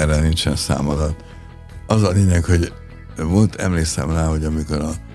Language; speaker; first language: Hungarian; native; Hungarian